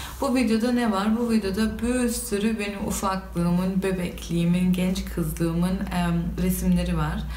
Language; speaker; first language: Turkish; early bilingual, heritage; Turkish